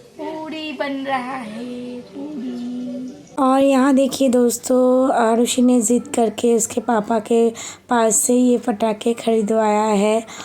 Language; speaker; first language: Hindi; non-native, local second language; Bangla